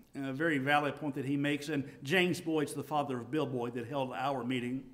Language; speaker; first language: English; native; English